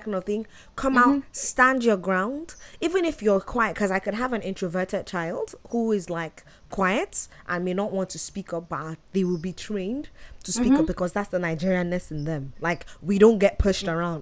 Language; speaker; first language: English; non-native, local second language; Yoruba